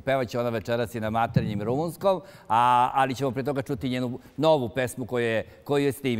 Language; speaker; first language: Serbian; native; Serbian